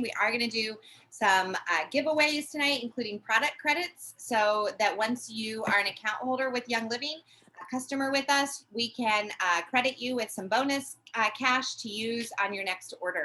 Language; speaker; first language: English; native; English